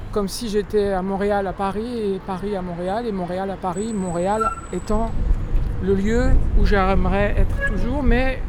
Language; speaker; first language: French; native; French